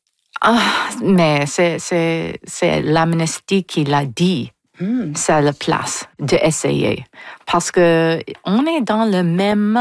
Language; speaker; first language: French; non-native, local second language; English